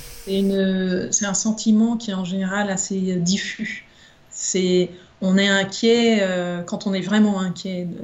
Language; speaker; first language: French; native; French